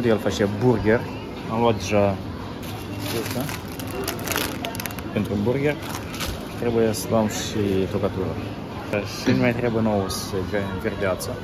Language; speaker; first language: Romanian; native; Romanian